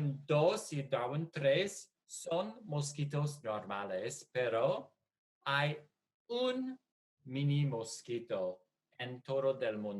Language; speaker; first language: Spanish; non-native, fluent; English